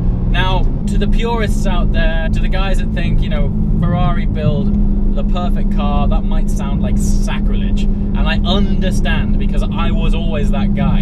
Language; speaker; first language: English; native; English